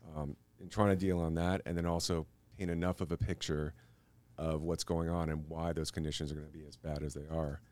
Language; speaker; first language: English; native; English